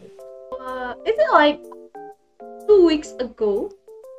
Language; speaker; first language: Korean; non-native, learner; Indonesian